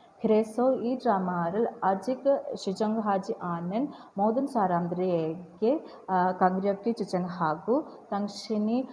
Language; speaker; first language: Korean; non-native, learner; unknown